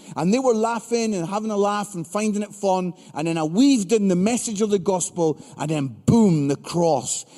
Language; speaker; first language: English; native; English